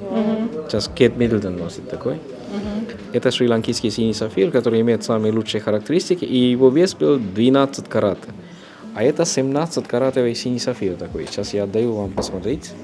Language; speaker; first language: Russian; non-native, fluent; Sinhala